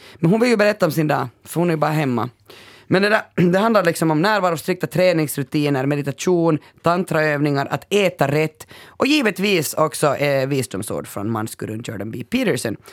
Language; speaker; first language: Swedish; native; Swedish